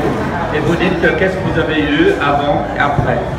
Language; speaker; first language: French; non-native, fluent; Vietnamese